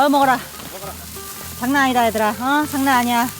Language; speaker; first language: Korean; native; Korean